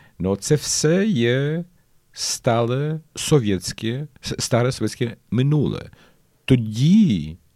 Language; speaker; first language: Ukrainian; early bilingual, heritage; Ukrainian